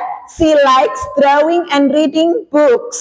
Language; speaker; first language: English; non-native, learner; Indonesian